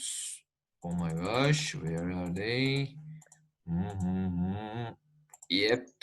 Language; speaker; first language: English; non-native, fluent; Turkish